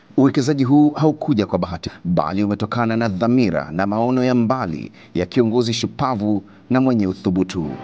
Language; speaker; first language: Swahili; native; Swahili